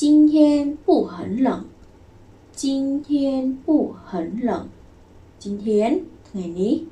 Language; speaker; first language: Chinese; non-native, fluent; Khmer